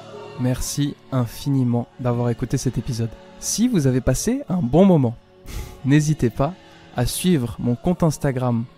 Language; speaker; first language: French; native; French